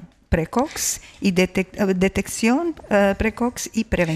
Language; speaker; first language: Spanish; non-native, fluent; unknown